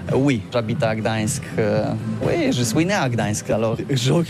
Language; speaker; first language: French; non-native, learner; Polish